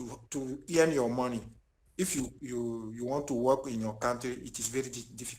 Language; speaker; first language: English; non-native, learner; French